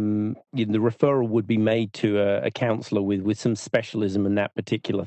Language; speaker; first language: English; native; English